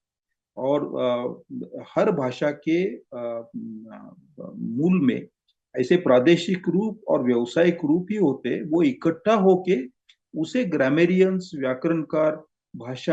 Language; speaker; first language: Hindi; non-native, local second language; Marathi